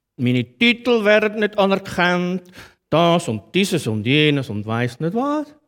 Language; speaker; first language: German; native; German